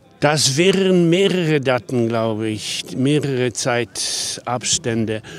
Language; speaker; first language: German; non-native, fluent; Polish